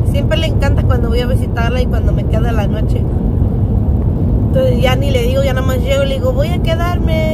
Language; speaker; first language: Spanish; early bilingual, heritage; Spanish